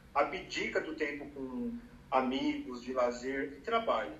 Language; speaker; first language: Portuguese; native; Portuguese